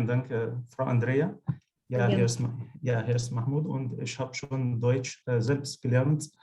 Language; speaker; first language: German; non-native, learner; Arabic